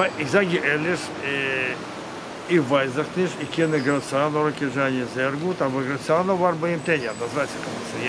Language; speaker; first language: German; non-native, learner; Russian